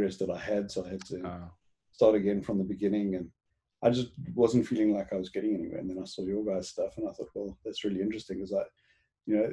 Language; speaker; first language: English; native; English